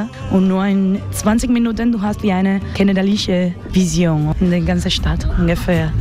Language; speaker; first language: German; non-native, learner; Spanish